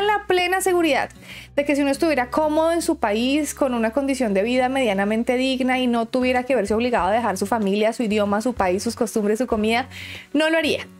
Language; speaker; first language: Spanish; native; Spanish